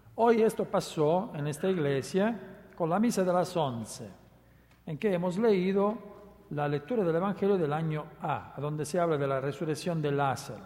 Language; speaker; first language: Spanish; non-native, fluent; Italian